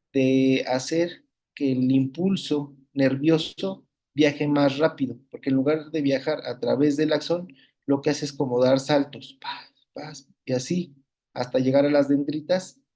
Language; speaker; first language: Spanish; native; Spanish